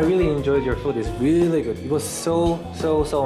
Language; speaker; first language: English; non-native, learner; Korean